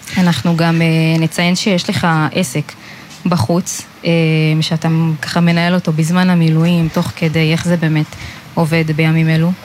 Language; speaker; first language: Hebrew; native; Hebrew